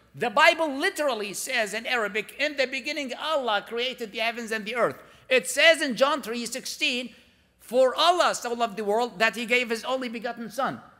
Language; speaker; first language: English; non-native, fluent; Arabic